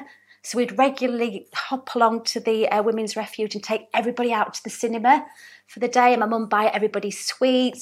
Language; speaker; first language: English; native; English